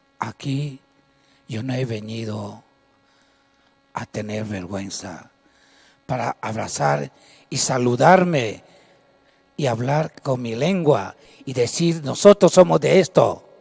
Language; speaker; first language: Spanish; non-native, local second language; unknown